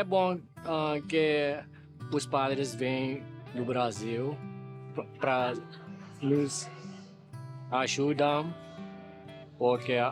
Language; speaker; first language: Portuguese; non-native, learner; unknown